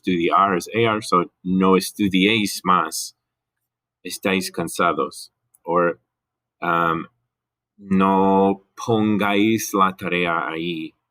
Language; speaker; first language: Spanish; non-native, fluent; English